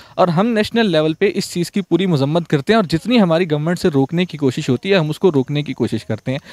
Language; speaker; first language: Urdu; native; Urdu